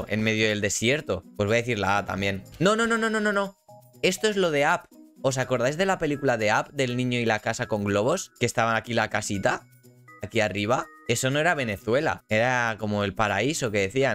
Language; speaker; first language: Spanish; native; Spanish